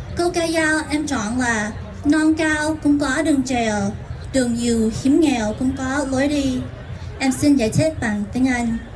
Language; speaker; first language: Vietnamese; early bilingual, heritage; Vietnamese